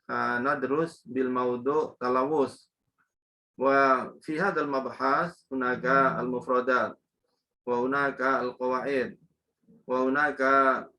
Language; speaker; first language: Arabic; non-native, learner; Indonesian